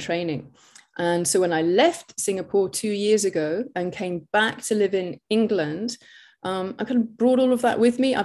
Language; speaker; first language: English; native; English